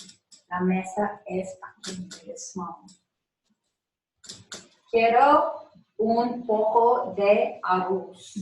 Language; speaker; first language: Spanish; non-native, learner; English